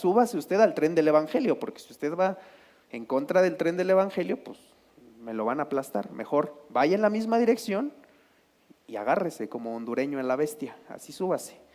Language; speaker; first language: Spanish; native; Spanish